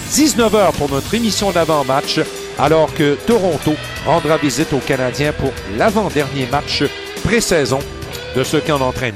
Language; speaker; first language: French; native; French